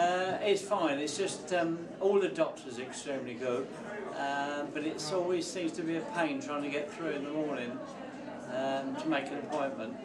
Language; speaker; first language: English; native; English